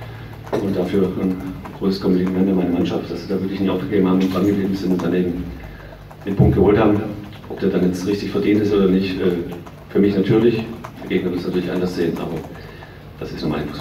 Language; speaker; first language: German; native; German